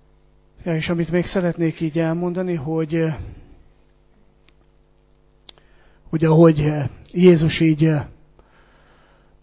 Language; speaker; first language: Hungarian; native; Hungarian